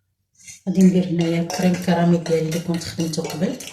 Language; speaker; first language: Arabic; native; Arabic